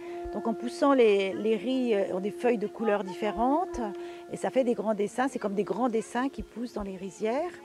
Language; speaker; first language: French; native; French